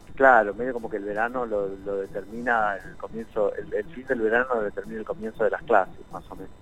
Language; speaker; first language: Spanish; native; Spanish